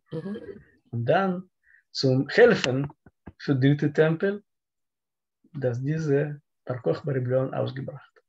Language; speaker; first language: German; non-native, learner; Russian